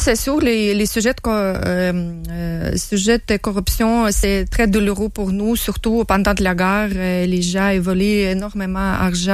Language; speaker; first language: French; non-native, learner; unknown